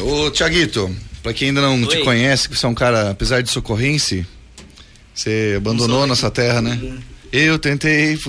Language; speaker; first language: Portuguese; native; Portuguese